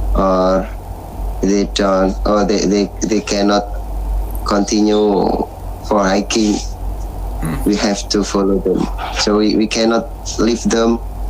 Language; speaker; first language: English; non-native, learner; Indonesian